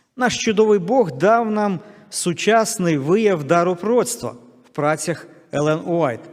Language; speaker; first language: Ukrainian; non-native, local second language; Russian